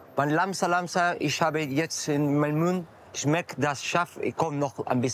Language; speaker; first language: German; non-native, learner; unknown